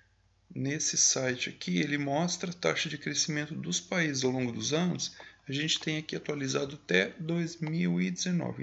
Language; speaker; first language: Portuguese; native; Portuguese